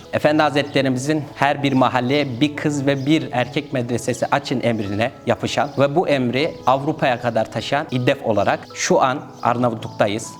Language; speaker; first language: Turkish; native; Turkish